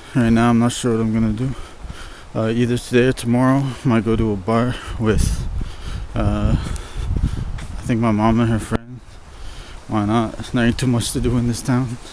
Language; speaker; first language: English; native; English